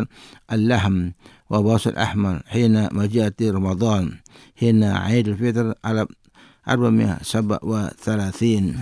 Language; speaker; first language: Arabic; non-native, fluent; Indonesian